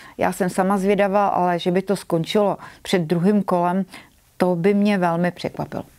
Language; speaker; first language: Czech; native; Czech